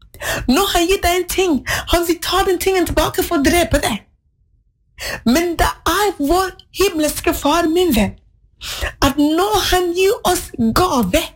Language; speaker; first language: Norwegian; non-native, fluent; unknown